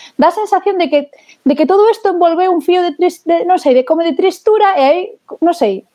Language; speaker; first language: Galician; native; Galician